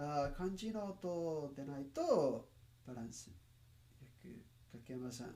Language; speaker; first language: Japanese; non-native, learner; Spanish